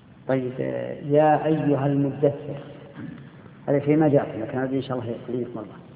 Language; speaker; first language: Arabic; native; Arabic